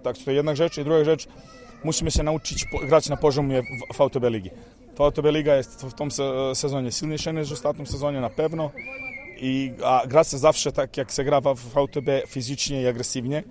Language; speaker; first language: Polish; non-native, fluent; Serbian